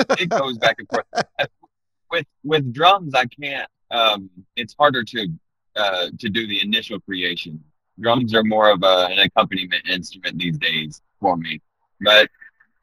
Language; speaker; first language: English; native; English